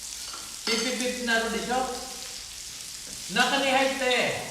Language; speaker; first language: Japanese; non-native, fluent; Filipino